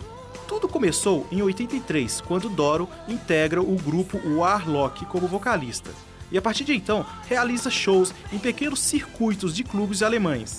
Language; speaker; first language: Portuguese; native; Portuguese